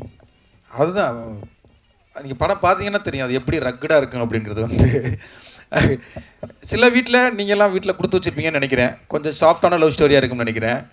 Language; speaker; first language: Tamil; native; Tamil